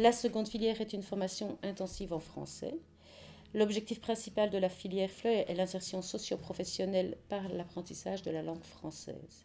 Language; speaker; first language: French; native; French